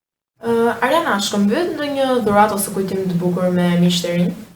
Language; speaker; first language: Albanian; native; Albanian